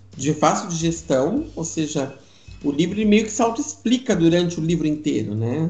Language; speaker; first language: Portuguese; native; Portuguese